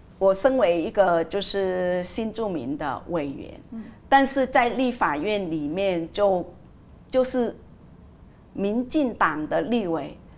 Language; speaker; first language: Chinese; non-native, fluent; Vietnamese